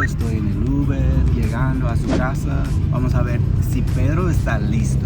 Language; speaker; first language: Spanish; non-native, fluent; English